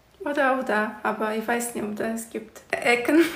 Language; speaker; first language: German; non-native, learner; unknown